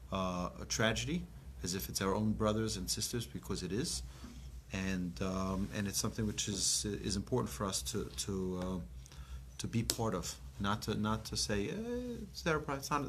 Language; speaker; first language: English; native; English